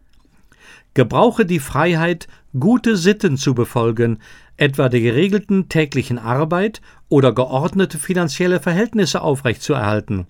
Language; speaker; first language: German; native; German